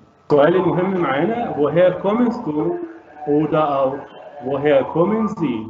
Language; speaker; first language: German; non-native, fluent; Arabic